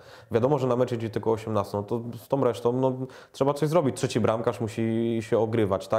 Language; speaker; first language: Polish; native; Polish